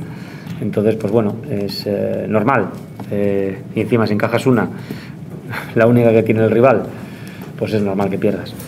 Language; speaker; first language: Spanish; native; Spanish